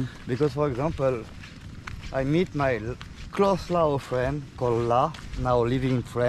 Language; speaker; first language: English; non-native, learner; French